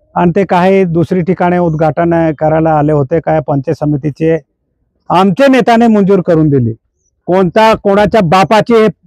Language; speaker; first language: Marathi; non-native, local second language; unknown